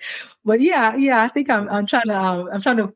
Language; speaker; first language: English; non-native, local second language; Yoruba